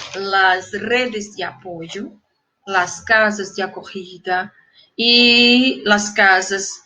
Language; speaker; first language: Spanish; non-native, fluent; Portuguese